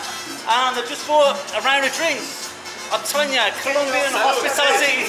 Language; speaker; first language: English; native; English